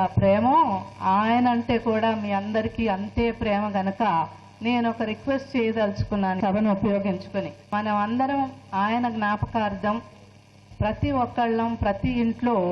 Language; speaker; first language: Telugu; native; Telugu